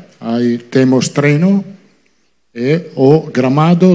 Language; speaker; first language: Portuguese; non-native, fluent; Italian